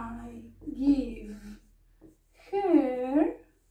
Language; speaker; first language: English; non-native, fluent; Spanish